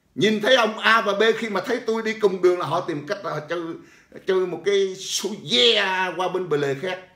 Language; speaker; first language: Vietnamese; native; Vietnamese